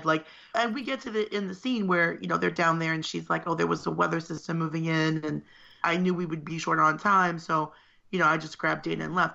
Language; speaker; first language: English; native; English